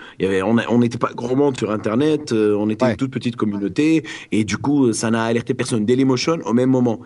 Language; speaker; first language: French; non-native, local second language; Arabic